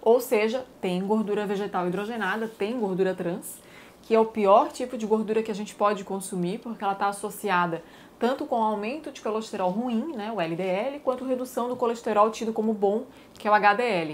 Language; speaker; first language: Portuguese; native; Portuguese